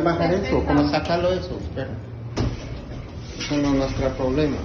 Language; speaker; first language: Spanish; non-native, learner; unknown